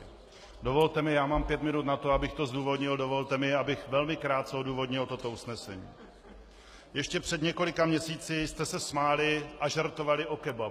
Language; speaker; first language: Czech; native; Czech